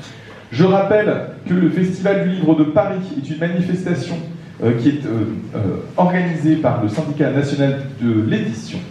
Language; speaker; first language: French; native; French